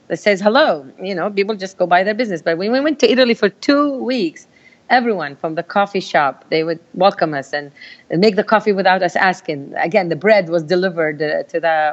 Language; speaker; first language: English; non-native, fluent; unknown